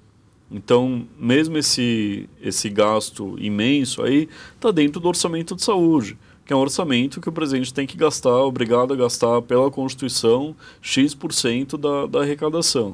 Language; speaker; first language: Portuguese; native; Portuguese